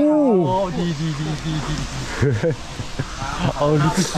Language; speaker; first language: Thai; non-native, learner; Korean